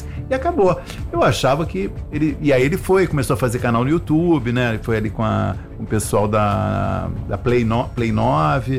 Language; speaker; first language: Portuguese; native; Portuguese